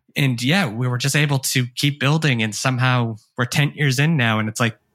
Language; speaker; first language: English; native; English